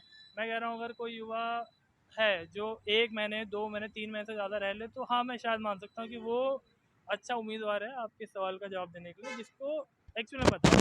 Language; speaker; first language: Hindi; native; Hindi